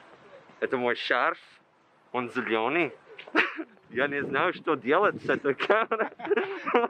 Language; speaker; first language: Russian; non-native, learner; English